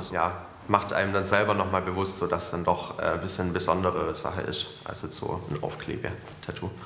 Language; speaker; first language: German; native; German